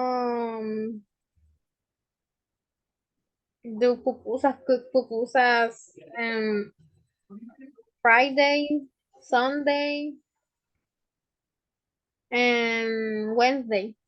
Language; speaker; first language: English; non-native, learner; Spanish